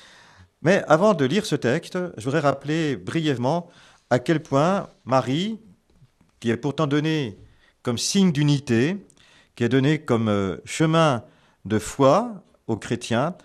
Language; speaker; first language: French; native; French